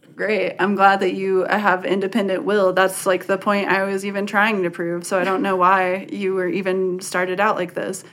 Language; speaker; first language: English; native; English